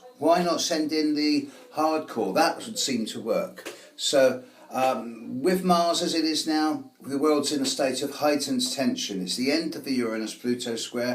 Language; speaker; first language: English; native; English